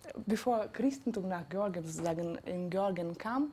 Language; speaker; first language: German; non-native, fluent; Georgian